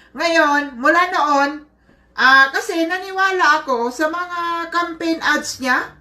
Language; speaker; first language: Filipino; non-native, local second language; Iloko